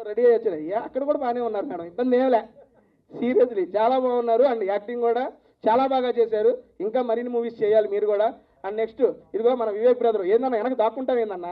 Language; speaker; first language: Telugu; native; Telugu